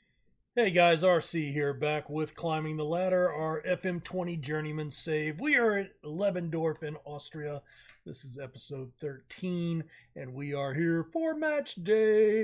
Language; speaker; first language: English; native; English